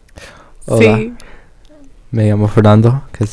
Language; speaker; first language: Spanish; early bilingual, other home language; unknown